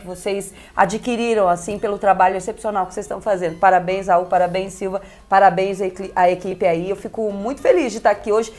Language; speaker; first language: Portuguese; early bilingual, other home language; Spanish